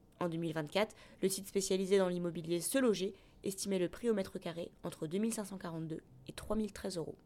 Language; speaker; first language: French; native; French